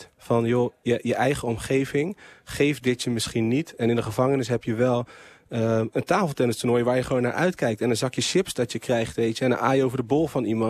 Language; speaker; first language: Dutch; native; Dutch